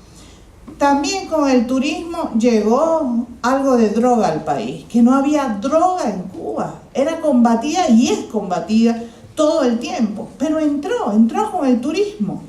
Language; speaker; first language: Spanish; native; Spanish